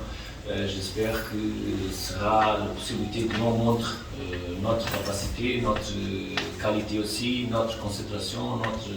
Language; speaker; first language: French; non-native, fluent; Portuguese